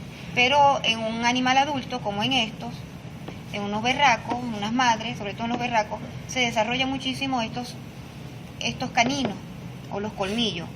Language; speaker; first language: Spanish; native; Spanish